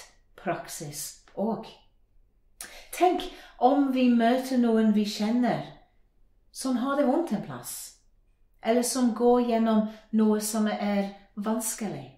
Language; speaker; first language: Norwegian; non-native, fluent; English